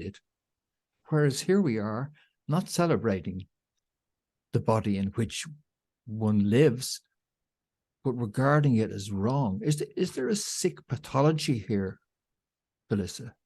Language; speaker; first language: English; native; English